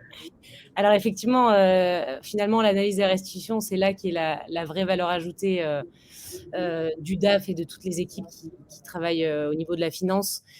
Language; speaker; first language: French; native; French